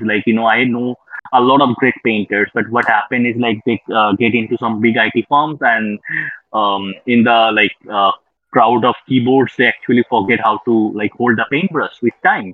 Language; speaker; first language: English; non-native, local second language; Bangla